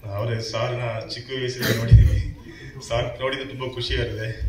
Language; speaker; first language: Kannada; non-native, learner; Tamil